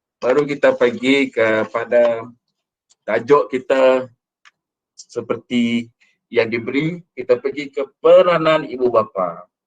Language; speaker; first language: Malay; non-native, local second language; Iban